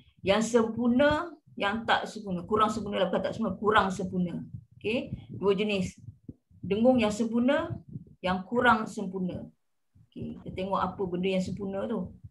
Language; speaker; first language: Malay; native; Malay